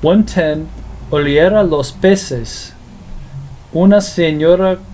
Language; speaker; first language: Spanish; non-native, learner; English